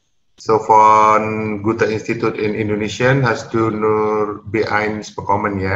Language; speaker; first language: German; non-native, learner; Indonesian